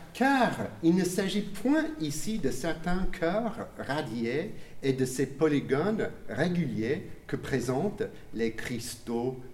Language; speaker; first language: French; non-native, fluent; English